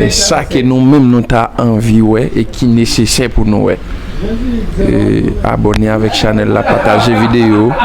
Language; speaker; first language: French; non-native, learner; Haitian Creole